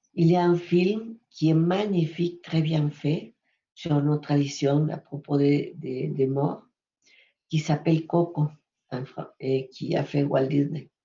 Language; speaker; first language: French; non-native, fluent; Spanish